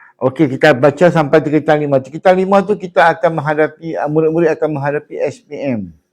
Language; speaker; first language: Malay; native; Malay